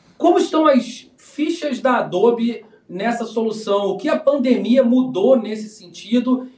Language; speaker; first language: Portuguese; native; Portuguese